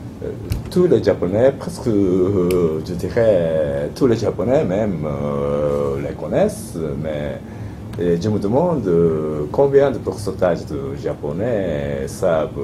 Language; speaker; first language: French; non-native, fluent; Japanese